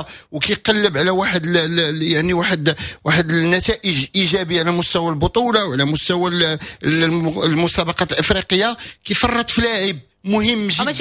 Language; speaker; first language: Arabic; native; Arabic